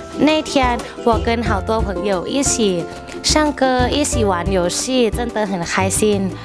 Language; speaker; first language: Chinese; non-native, learner; Thai